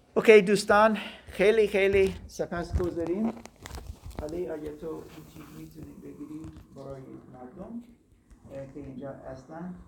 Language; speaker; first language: Persian; non-native, learner; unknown